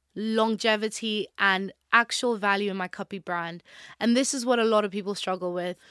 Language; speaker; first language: English; non-native, local second language; Yoruba